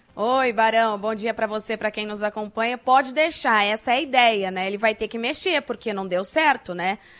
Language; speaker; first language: Portuguese; native; Portuguese